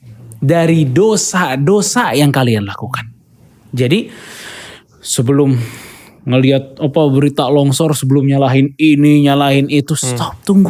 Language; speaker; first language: Indonesian; native; Indonesian